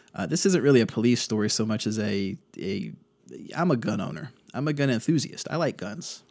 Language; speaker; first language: English; native; English